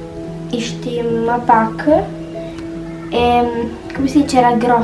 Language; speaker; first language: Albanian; early bilingual, heritage; Albanian